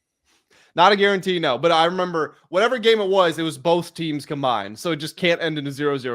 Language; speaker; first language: English; native; English